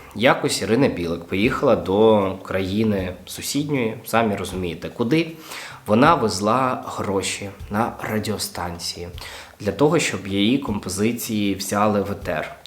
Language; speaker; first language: Ukrainian; non-native, local second language; Russian